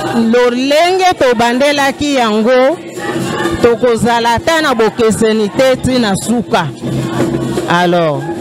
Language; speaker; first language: Lingala; native; Lingala